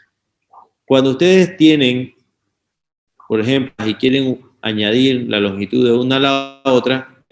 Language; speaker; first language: Spanish; native; Spanish